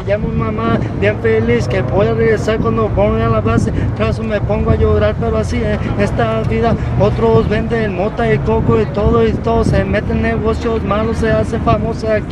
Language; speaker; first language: Spanish; early bilingual, heritage; Spanish